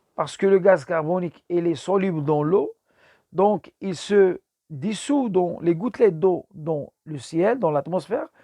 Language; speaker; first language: French; non-native, local second language; Arabic